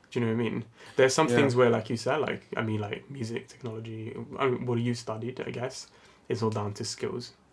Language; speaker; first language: English; non-native, fluent; Italian